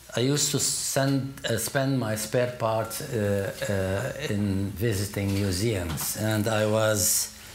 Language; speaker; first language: English; non-native, fluent; Arabic